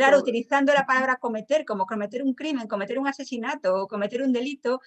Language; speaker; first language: Spanish; native; Spanish